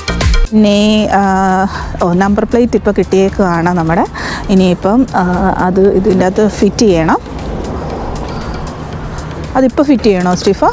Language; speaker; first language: Malayalam; native; Malayalam